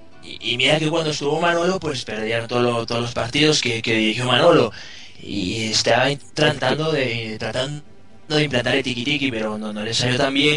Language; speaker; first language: Spanish; native; Spanish